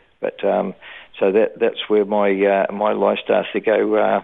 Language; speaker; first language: English; native; English